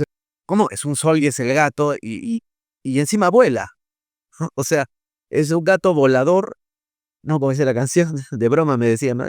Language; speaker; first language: Spanish; native; Spanish